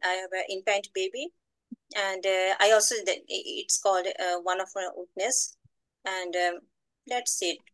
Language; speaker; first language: English; non-native, learner; Bangla